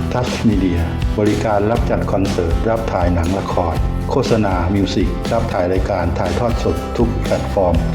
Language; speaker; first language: Thai; native; Thai